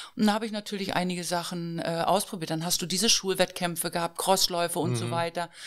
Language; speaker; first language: German; native; German